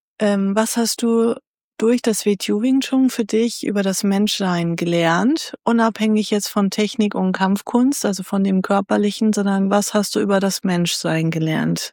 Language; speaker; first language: German; native; German